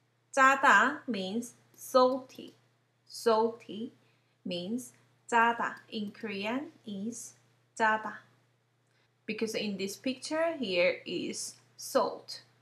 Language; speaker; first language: English; non-native, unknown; Korean